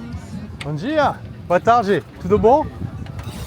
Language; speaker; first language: Portuguese; non-native, learner; French